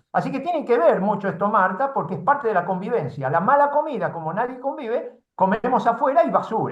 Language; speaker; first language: Spanish; native; Spanish